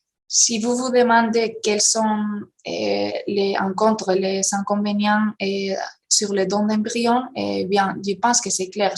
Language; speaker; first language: French; non-native, fluent; Spanish